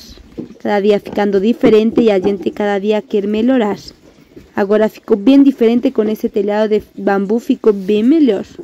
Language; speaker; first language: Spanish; non-native, learner; Portuguese